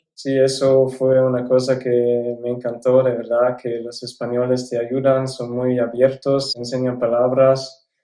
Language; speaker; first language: Spanish; non-native, fluent; German